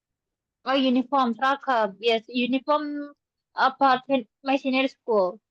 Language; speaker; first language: English; non-native, learner; Indonesian